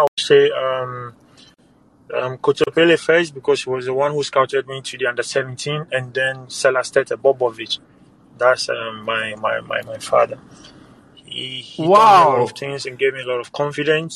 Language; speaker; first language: English; non-native, local second language; Ga